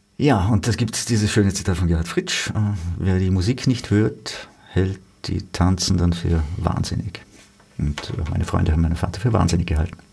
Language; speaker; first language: German; native; German